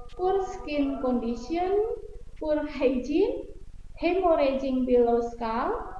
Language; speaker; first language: English; non-native, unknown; Indonesian